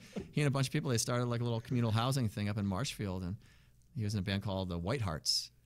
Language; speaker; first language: English; native; English